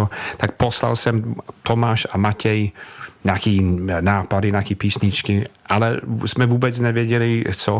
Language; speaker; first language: Czech; non-native, fluent; English